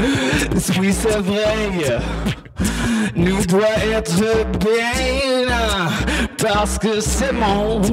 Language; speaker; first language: French; non-native, learner; English